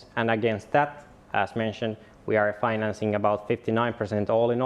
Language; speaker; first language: English; non-native, fluent; Finnish